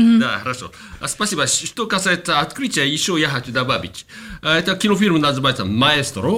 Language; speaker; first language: Russian; non-native, fluent; Japanese